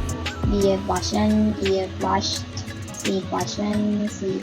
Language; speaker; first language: German; non-native, fluent; Sinhala